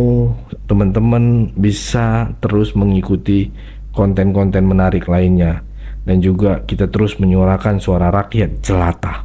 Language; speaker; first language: Indonesian; native; Indonesian